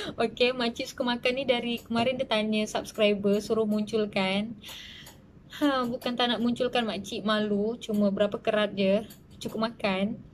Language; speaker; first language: Malay; native; Malay